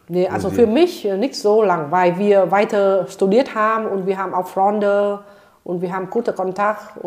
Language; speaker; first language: German; non-native, fluent; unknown